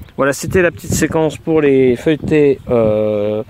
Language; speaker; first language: French; native; French